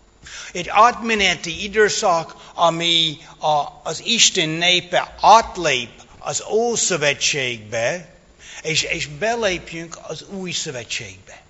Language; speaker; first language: Hungarian; non-native, fluent; English